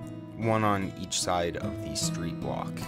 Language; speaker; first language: English; native; English